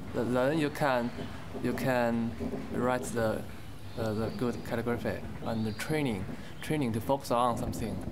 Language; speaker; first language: English; non-native, learner; Chinese